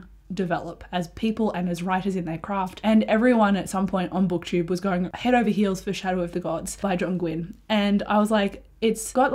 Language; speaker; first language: English; native; English